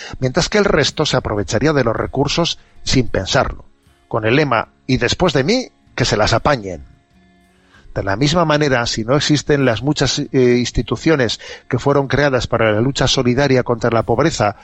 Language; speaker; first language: Spanish; native; Spanish